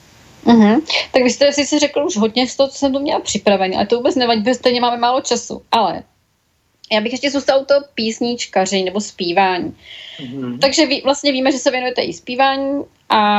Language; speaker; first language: Czech; native; Czech